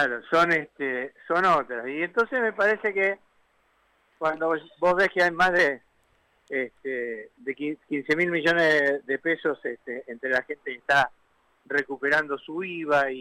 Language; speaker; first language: Spanish; native; Spanish